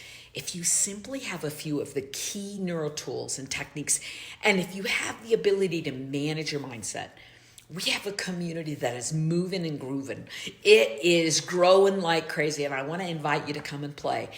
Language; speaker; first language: English; native; English